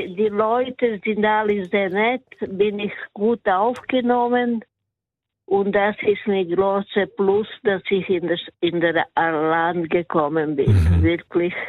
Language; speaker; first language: German; non-native, learner; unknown